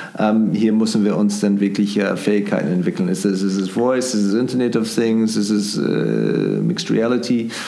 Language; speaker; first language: German; non-native, fluent; English